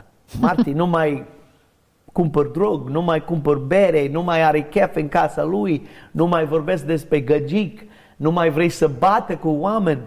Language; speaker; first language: Romanian; non-native, fluent; English